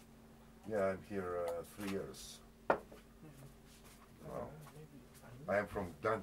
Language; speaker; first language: English; non-native, learner; Polish